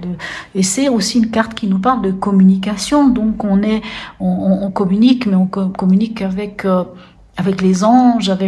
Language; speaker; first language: French; native; French